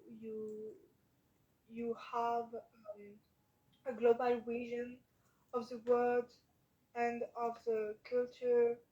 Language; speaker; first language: English; non-native, learner; French